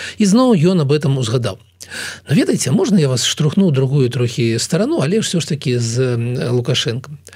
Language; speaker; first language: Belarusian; non-native, local second language; Russian